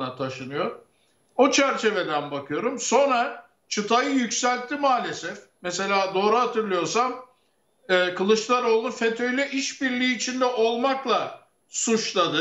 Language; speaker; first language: Turkish; native; Turkish